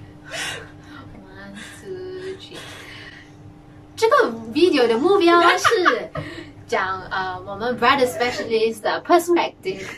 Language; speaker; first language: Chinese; non-native, local second language; English